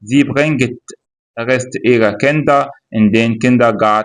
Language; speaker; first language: German; non-native, fluent; Arabic